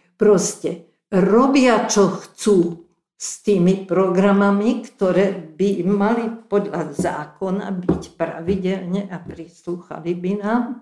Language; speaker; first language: Slovak; non-native, local second language; Hungarian